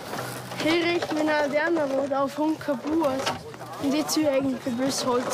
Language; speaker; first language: German; native; German